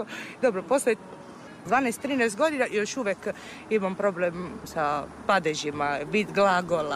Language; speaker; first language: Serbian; non-native, fluent; Italian